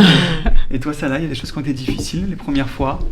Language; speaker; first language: French; native; French